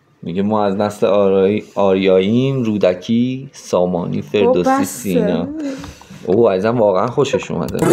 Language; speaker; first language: Persian; native; Persian